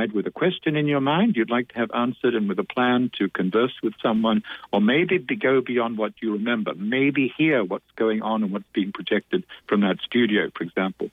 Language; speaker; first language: English; native; English